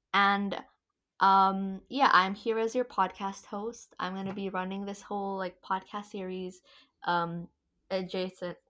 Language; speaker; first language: English; non-native, fluent; Indonesian